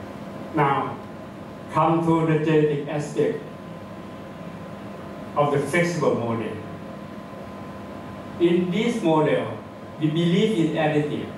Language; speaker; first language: English; non-native, fluent; Thai